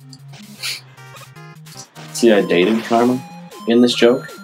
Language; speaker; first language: English; native; English